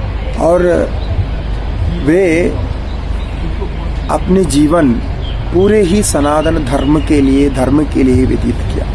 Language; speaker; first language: Hindi; non-native, local second language; Malayalam